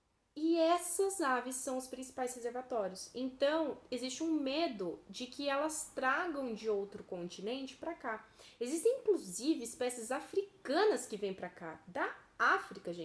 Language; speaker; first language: Portuguese; native; Portuguese